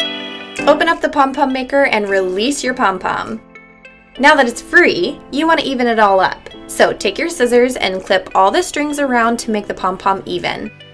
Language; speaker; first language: English; native; English